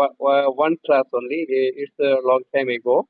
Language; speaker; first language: English; non-native, learner; Bangla